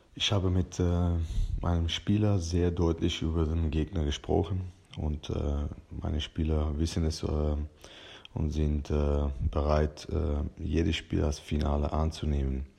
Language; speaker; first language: German; non-native, fluent; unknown